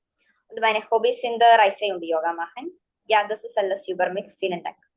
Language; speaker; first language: German; non-native, learner; Malayalam